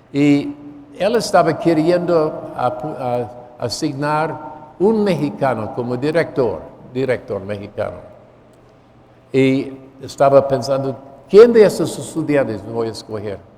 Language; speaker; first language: Spanish; non-native, fluent; English